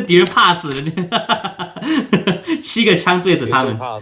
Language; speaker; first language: Chinese; early bilingual, heritage; Chinese